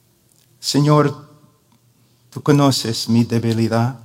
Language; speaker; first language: Spanish; non-native, fluent; English